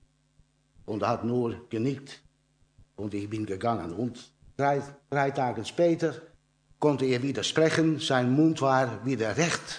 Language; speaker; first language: German; non-native, learner; Dutch